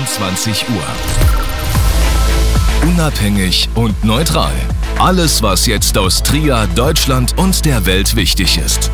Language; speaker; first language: German; native; German